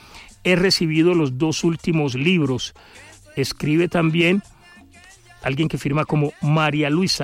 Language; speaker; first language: Spanish; native; Spanish